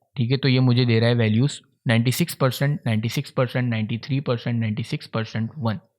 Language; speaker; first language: Urdu; native; Urdu